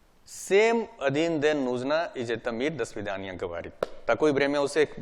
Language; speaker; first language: Russian; non-native, learner; Hindi